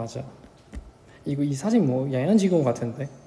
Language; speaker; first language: Korean; non-native, fluent; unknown